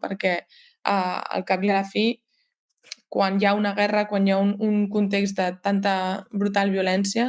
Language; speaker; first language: Catalan; native; Catalan